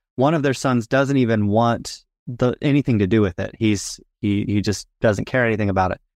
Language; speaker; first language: English; native; English